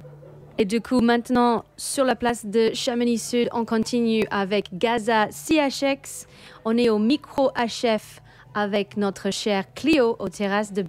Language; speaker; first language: French; native; French